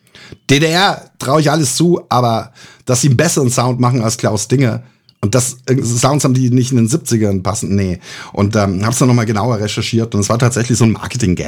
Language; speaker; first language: German; native; German